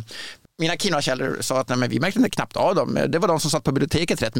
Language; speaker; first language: Swedish; native; Swedish